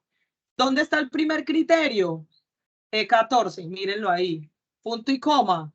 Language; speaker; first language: Spanish; native; Spanish